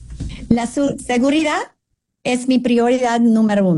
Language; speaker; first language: Spanish; non-native, fluent; English